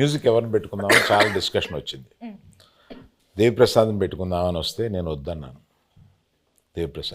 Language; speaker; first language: Telugu; native; Telugu